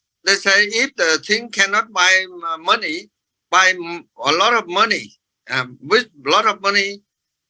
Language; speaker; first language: English; non-native, fluent; Vietnamese